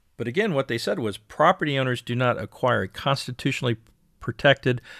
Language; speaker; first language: English; native; English